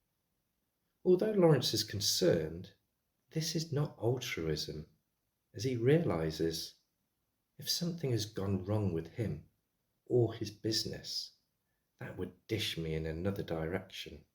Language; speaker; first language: English; native; English